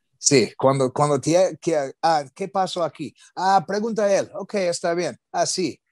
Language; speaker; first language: Spanish; non-native, learner; English